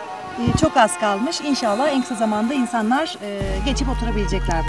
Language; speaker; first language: Turkish; native; Turkish